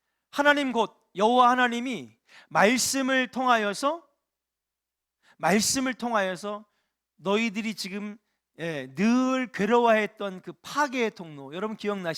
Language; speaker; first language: Korean; native; Korean